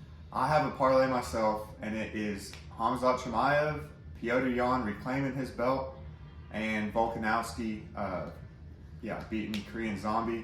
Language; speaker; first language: English; native; English